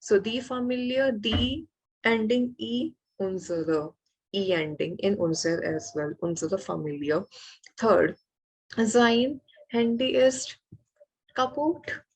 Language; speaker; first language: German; non-native, fluent; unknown